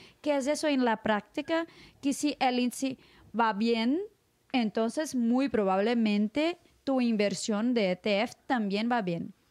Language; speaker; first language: Spanish; non-native, fluent; Portuguese